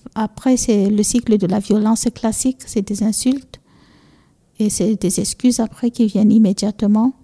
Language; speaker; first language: French; non-native, local second language; Fula